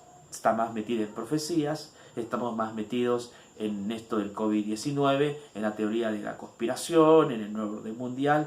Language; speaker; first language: Spanish; native; Spanish